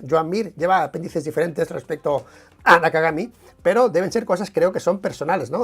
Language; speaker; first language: Spanish; native; Spanish